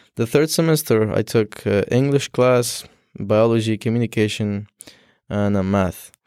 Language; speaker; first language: English; non-native, learner; Persian